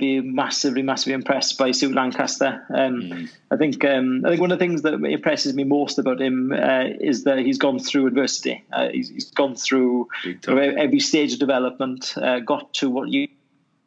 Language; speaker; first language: English; native; English